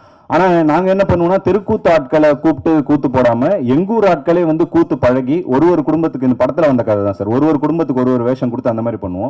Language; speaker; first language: Tamil; native; Tamil